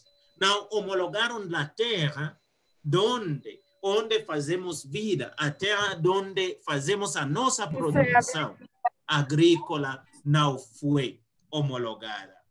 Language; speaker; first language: Portuguese; non-native, fluent; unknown